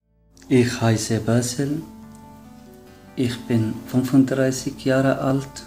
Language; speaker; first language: German; non-native, learner; Arabic